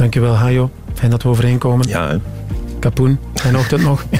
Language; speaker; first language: Dutch; native; Dutch